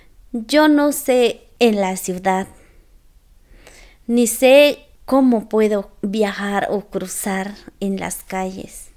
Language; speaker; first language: Spanish; non-native, local second language; Zapotec